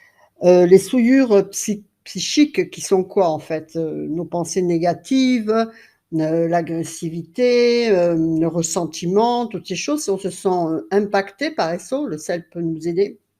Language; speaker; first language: French; native; French